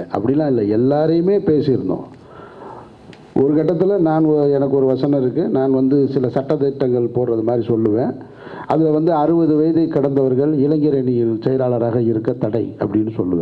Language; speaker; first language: Tamil; native; Tamil